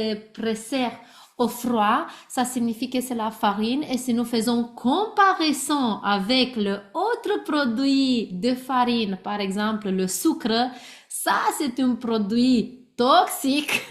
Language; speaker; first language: French; non-native, learner; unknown